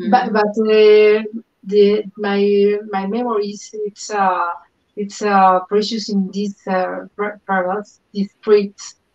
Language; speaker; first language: English; non-native, learner; Spanish